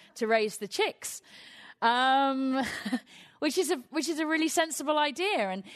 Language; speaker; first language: English; native; English